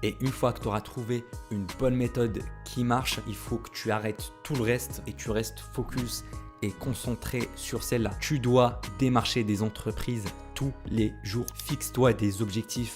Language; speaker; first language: French; native; French